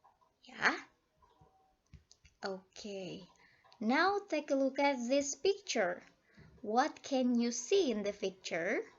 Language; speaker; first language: English; non-native, fluent; Indonesian